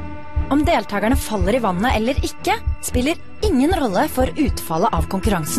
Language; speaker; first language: Norwegian; native; Norwegian